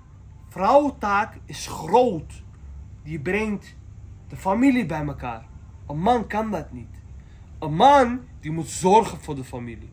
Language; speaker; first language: Dutch; early bilingual, other home language; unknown